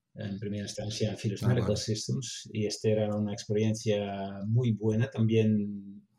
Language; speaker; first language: Spanish; non-native, fluent; Dutch